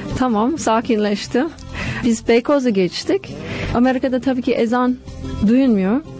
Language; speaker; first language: Turkish; non-native, fluent; English